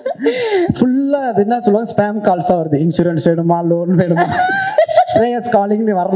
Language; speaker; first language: Tamil; native; Tamil